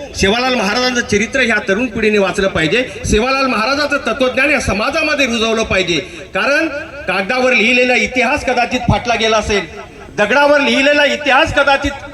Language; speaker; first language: Marathi; non-native, local second language; Lambadi